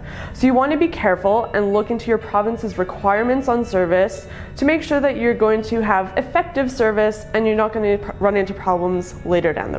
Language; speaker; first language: English; native; English